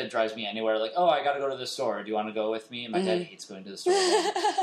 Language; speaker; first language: English; native; English